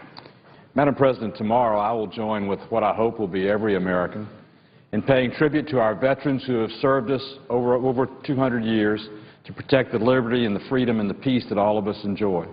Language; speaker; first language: English; native; English